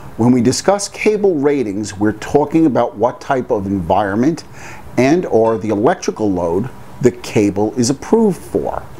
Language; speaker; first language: English; native; English